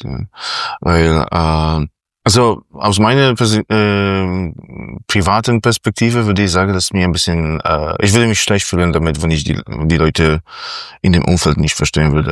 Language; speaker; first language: German; non-native, fluent; Polish